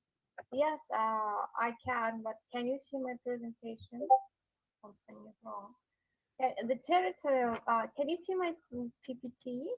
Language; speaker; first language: English; non-native, learner; Yakut